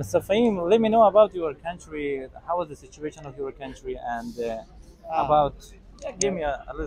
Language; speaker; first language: English; non-native, learner; Urdu